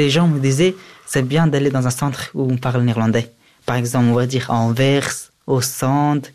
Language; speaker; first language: French; early bilingual, other home language; Persian